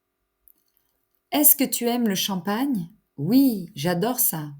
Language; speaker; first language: French; native; French